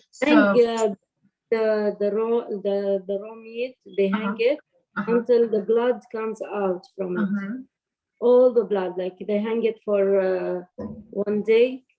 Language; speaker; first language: English; non-native, learner; Arabic